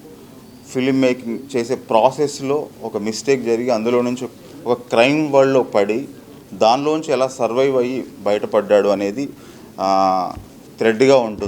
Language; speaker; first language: Telugu; native; Telugu